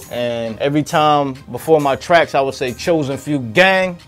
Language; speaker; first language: English; native; English